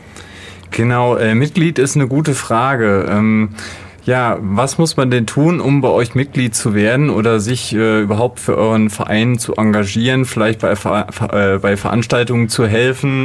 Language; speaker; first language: German; native; German